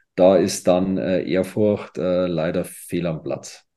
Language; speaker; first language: German; native; German